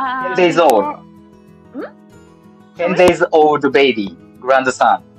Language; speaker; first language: English; non-native, learner; Japanese